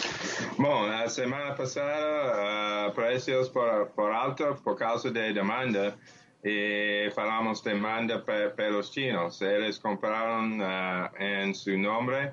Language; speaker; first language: Portuguese; non-native, learner; English